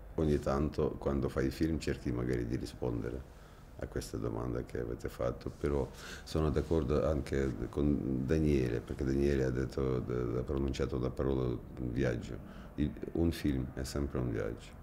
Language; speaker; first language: Italian; non-native, fluent; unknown